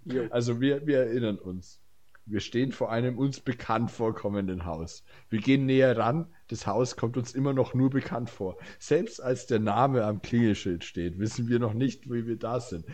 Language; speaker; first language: German; native; German